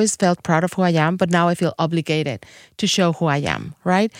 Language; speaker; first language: English; non-native, fluent; Spanish